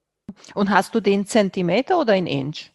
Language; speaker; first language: German; non-native, fluent; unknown